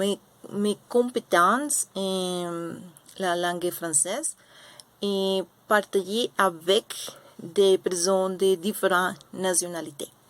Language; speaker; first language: French; non-native, learner; Spanish